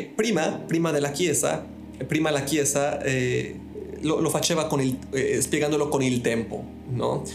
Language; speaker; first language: Italian; non-native, fluent; Spanish